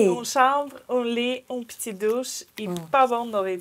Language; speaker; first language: French; non-native, learner; Ukrainian